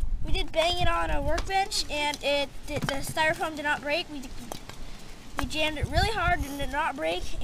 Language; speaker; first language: English; native; English